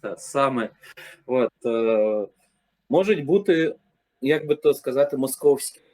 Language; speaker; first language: Ukrainian; early bilingual, heritage; Ukrainian